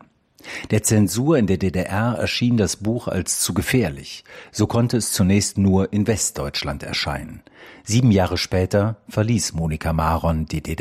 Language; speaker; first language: German; native; German